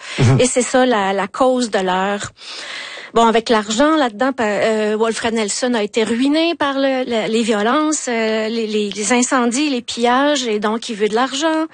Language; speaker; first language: French; native; French